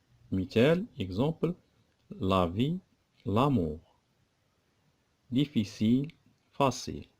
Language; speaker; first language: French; non-native, local second language; Arabic